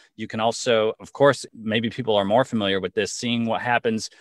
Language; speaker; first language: English; native; English